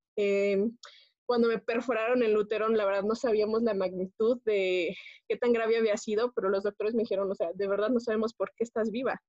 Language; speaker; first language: Spanish; native; Spanish